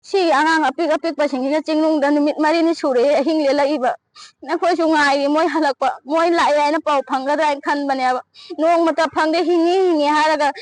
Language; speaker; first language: Manipuri; native; Manipuri